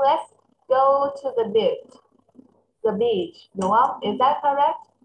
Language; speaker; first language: English; non-native, fluent; Vietnamese